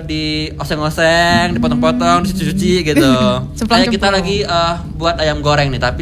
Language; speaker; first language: Indonesian; native; Indonesian